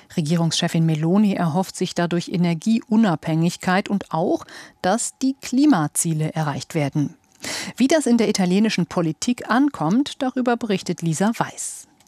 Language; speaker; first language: German; native; German